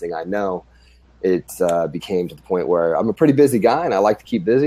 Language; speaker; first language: English; native; English